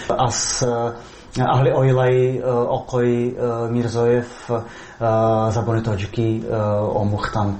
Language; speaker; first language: Tajik; non-native, fluent; Czech